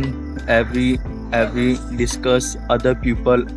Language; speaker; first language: English; non-native, learner; Hindi